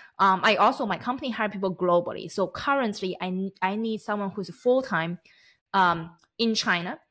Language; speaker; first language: English; non-native, fluent; Chinese